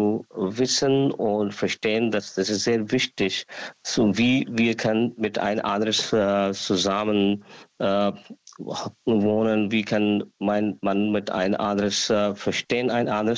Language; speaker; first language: German; non-native, learner; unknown